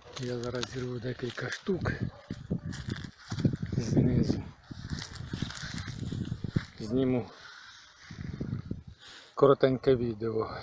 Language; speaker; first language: Ukrainian; native; Ukrainian